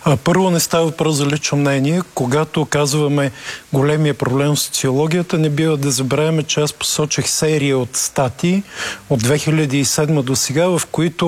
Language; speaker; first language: Bulgarian; native; Bulgarian